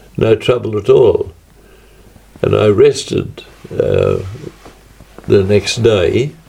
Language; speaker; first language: English; native; English